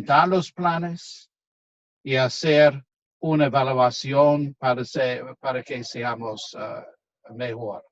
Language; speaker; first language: Spanish; non-native, fluent; English